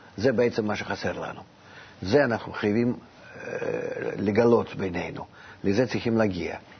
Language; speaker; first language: Hebrew; non-native, fluent; Russian